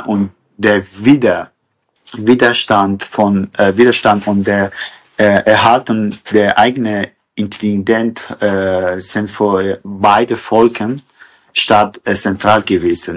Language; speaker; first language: German; non-native, learner; Kurdish